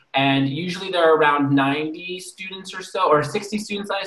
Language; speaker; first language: English; native; English